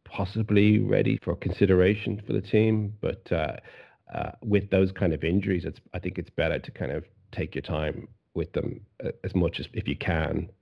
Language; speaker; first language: English; native; English